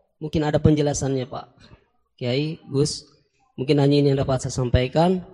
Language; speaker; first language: Indonesian; native; Indonesian